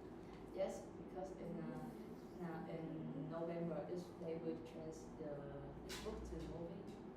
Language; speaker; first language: English; non-native, learner; Vietnamese